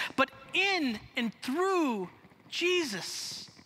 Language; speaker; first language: English; native; English